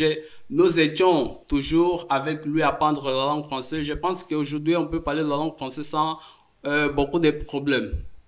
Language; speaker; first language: French; non-native, fluent; Portuguese